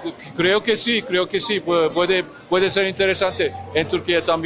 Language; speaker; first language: Spanish; non-native, learner; Turkish